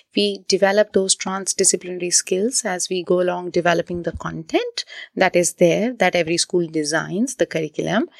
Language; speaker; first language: English; non-native, local second language; Hindi